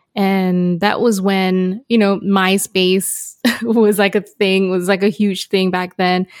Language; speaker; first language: English; non-native, local second language; Malay